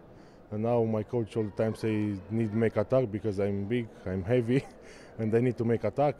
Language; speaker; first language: English; non-native, learner; Romanian